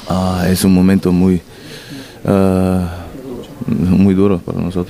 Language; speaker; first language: Spanish; non-native, learner; German